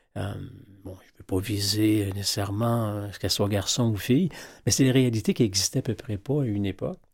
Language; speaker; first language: French; native; French